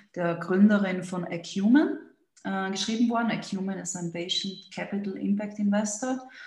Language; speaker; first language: German; native; German